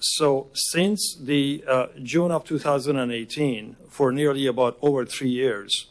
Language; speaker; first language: English; non-native, fluent; Persian